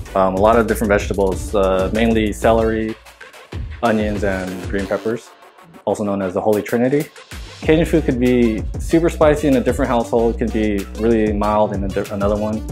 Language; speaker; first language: English; native; English